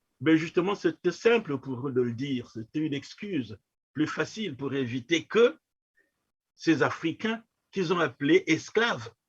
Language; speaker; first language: French; non-native, local second language; Kongo